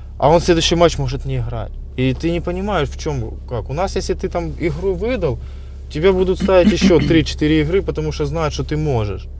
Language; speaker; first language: Russian; native; Russian